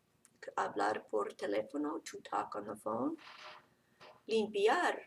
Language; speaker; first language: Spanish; non-native, fluent; English